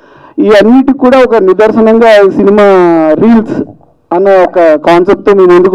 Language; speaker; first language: Telugu; native; Telugu